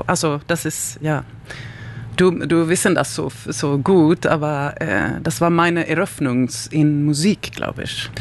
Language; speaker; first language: German; non-native, learner; Swedish